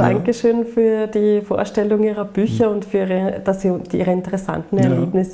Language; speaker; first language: German; native; German